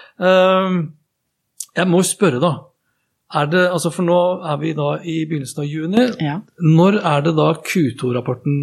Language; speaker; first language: Norwegian; native; Norwegian